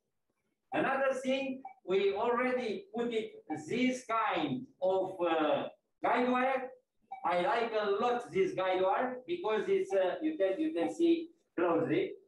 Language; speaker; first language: English; non-native, fluent; Romanian